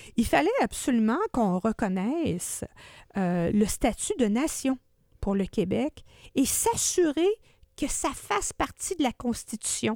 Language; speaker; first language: French; native; French